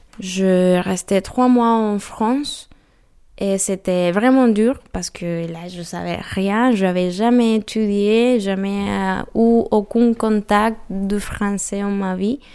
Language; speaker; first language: French; non-native, learner; Spanish